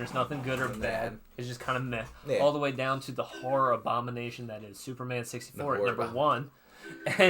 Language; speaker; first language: English; native; English